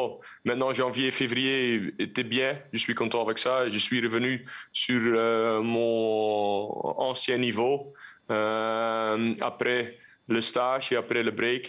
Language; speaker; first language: French; non-native, local second language; Dutch